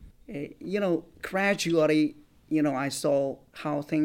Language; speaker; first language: English; non-native, fluent; Chinese